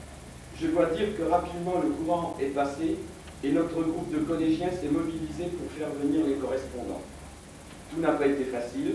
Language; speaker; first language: French; native; French